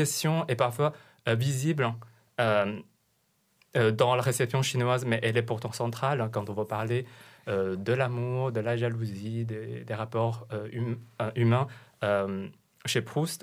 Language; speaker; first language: French; non-native, fluent; Chinese